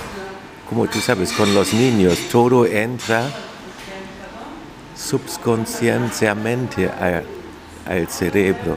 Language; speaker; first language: Spanish; non-native, fluent; German